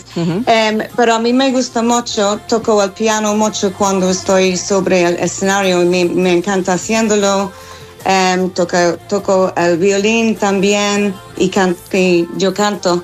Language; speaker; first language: Spanish; non-native, fluent; English